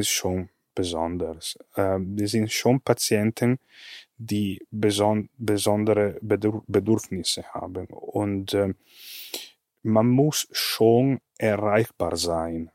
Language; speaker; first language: German; non-native, fluent; Italian